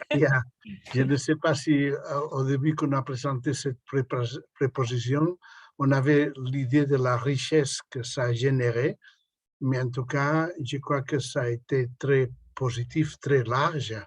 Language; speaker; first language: French; non-native, fluent; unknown